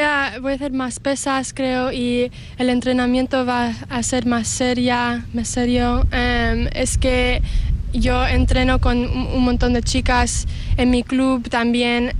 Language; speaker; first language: Spanish; early bilingual, heritage; English